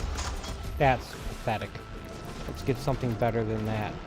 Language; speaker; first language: English; native; English